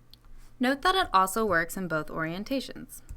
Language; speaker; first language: English; native; English